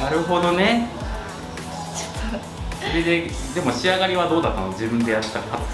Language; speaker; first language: Japanese; native; Japanese